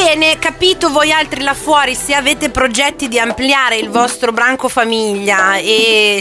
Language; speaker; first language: Italian; native; Italian